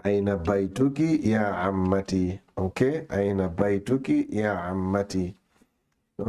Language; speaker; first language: Arabic; non-native, fluent; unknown